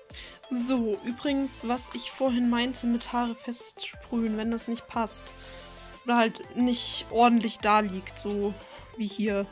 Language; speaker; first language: German; native; German